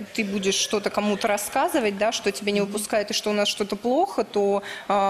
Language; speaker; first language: Russian; native; Russian